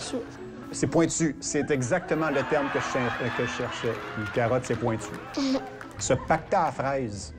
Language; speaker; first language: French; native; French